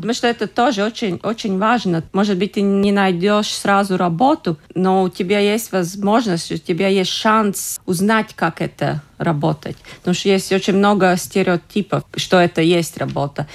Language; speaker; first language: Russian; non-native, local second language; Latvian